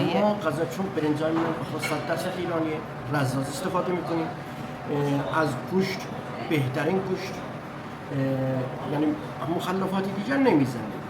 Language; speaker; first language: Persian; non-native, local second language; Azerbaijani